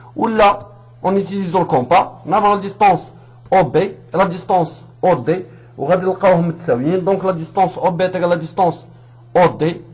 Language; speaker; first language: French; non-native, local second language; Arabic